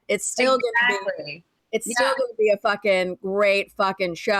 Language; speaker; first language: English; native; English